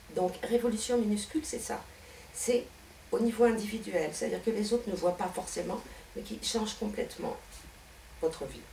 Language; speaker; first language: French; native; French